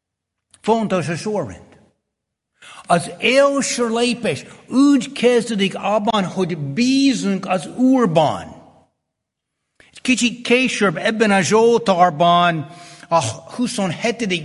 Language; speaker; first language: Hungarian; early bilingual, heritage; Hungarian